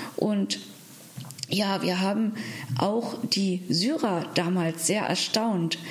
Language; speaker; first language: German; native; German